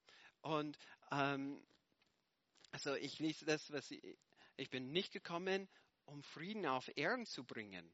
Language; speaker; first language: German; non-native, fluent; English